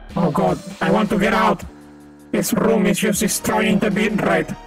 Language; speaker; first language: English; non-native, fluent; Spanish